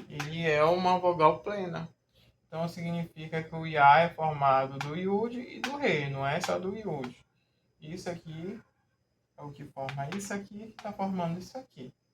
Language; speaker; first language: Portuguese; native; Portuguese